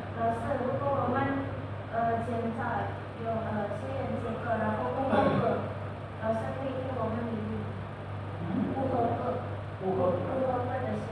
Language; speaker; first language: Chinese; non-native, learner; Indonesian